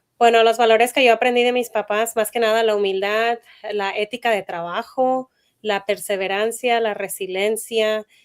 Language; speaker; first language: Spanish; native; Spanish